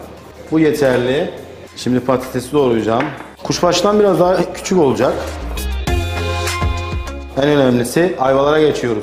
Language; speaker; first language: Turkish; native; Turkish